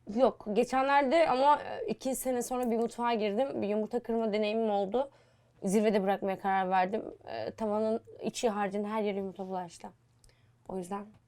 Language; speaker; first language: Turkish; native; Turkish